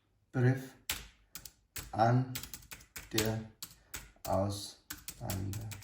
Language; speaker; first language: German; non-native, learner; Amharic